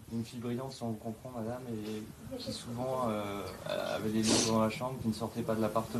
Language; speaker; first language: French; native; French